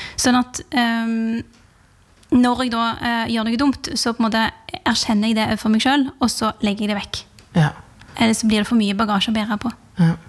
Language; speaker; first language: Norwegian; early bilingual, other home language; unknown